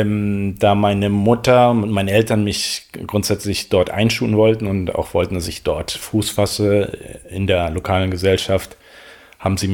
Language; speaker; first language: German; non-native, fluent; Spanish